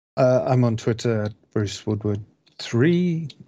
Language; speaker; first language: English; native; English